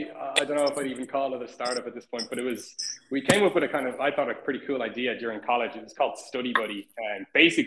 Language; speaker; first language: English; native; English